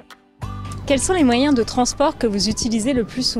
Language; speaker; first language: French; native; French